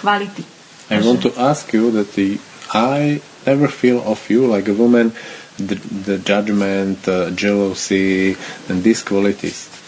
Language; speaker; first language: English; non-native, learner; Slovak